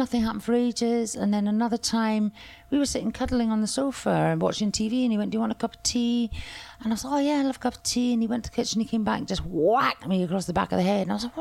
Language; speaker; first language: English; native; English